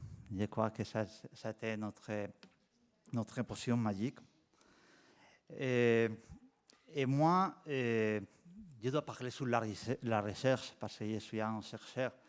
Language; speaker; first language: French; non-native, learner; Spanish